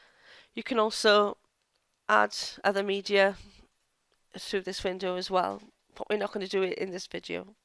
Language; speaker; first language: English; native; English